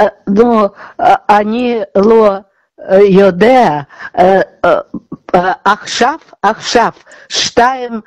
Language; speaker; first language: Hebrew; non-native, learner; Russian